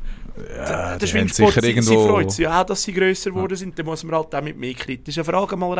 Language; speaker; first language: German; native; German